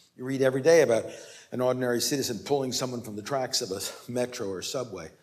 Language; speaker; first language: English; native; English